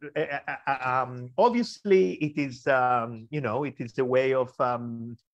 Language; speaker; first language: English; early bilingual, other home language; Spanish